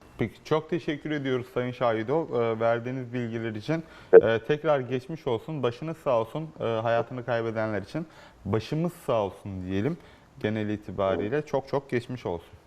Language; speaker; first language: Turkish; native; Turkish